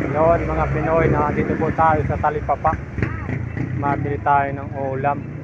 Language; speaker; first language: Filipino; native; Filipino